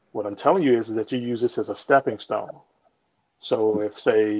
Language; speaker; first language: English; native; English